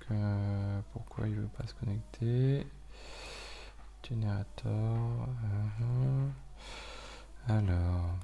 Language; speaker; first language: French; native; French